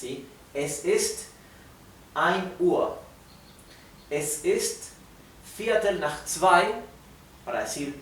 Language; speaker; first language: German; non-native, fluent; Spanish